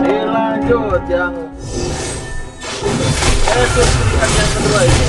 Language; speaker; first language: Indonesian; native; Indonesian